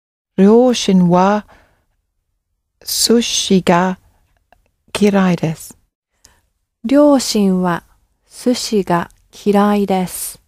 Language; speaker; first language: Japanese; non-native, learner; English